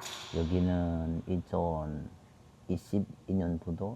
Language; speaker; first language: Korean; non-native, learner; Indonesian